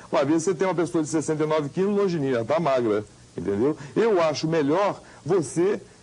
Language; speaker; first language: Portuguese; native; Portuguese